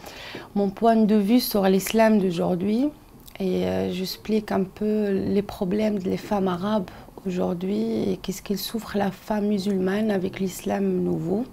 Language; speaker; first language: French; non-native, local second language; Arabic